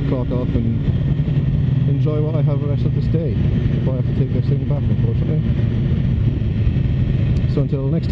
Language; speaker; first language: English; native; English